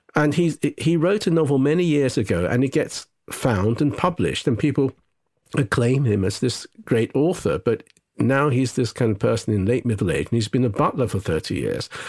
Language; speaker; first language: English; non-native, local second language; Japanese